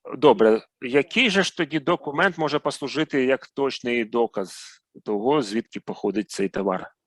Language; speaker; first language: Ukrainian; non-native, fluent; Arabic